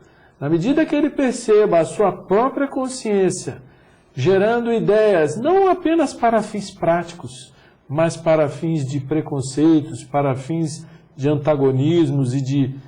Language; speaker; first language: Portuguese; native; Portuguese